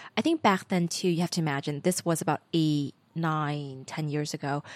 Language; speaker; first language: English; early bilingual, other home language; Vietnamese